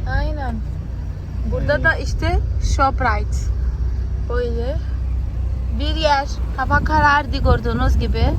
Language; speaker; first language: Turkish; non-native, fluent; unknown